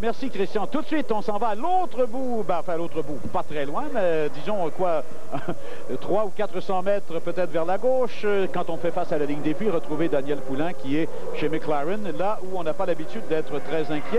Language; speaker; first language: French; native; French